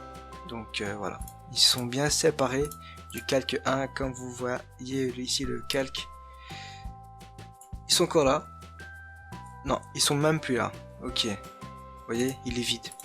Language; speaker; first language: French; native; French